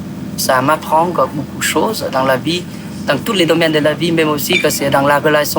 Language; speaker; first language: French; non-native, fluent; Vietnamese